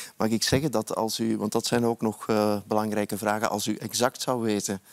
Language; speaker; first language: Dutch; native; Dutch